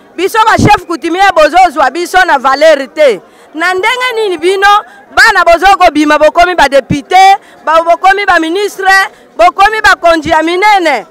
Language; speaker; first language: Lingala; non-native, local second language; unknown